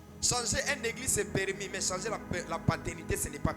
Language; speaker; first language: French; non-native, local second language; Lingala